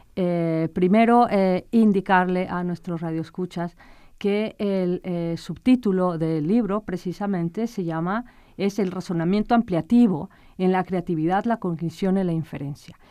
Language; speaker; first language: Spanish; native; Spanish